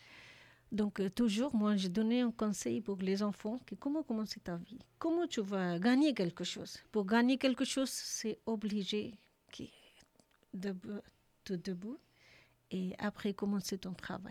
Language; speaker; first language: French; non-native, learner; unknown